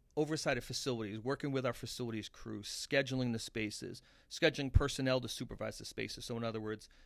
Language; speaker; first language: English; native; English